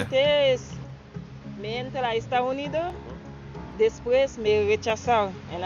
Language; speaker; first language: Spanish; non-native, learner; Haitian Creole